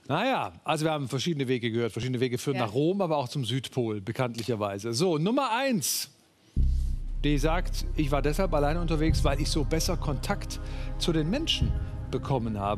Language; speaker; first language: German; native; German